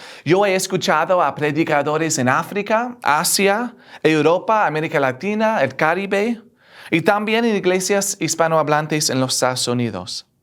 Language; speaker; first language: Spanish; non-native, fluent; English